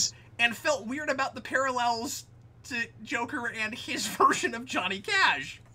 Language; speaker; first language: English; native; English